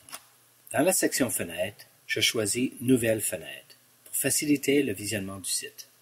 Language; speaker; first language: French; non-native, local second language; English